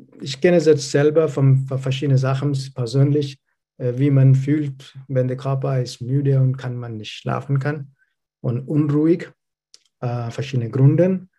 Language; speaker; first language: German; non-native, learner; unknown